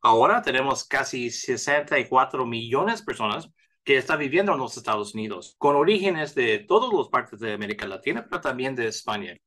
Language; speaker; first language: Spanish; early bilingual, heritage; English